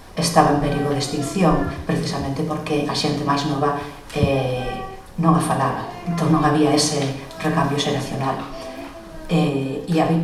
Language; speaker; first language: Galician; non-native, local second language; Spanish